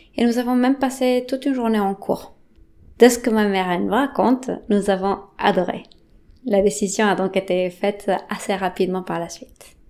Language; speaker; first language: French; non-native, fluent; Spanish